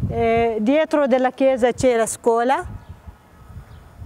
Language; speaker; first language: Italian; non-native, fluent; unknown